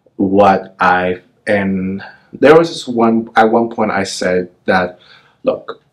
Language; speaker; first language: English; native; English